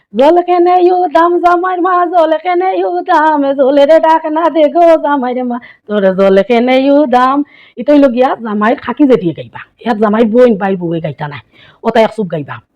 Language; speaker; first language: Bangla; native; Bangla